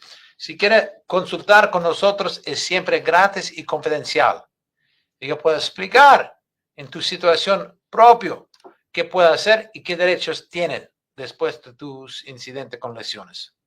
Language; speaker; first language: Spanish; non-native, fluent; English